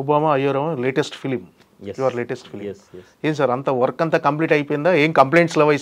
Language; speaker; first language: Telugu; native; Telugu